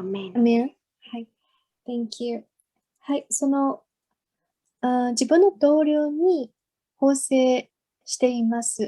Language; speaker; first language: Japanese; non-native, learner; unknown